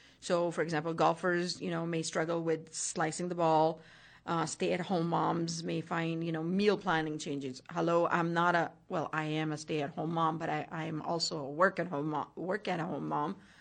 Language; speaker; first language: English; non-native, local second language; Hindi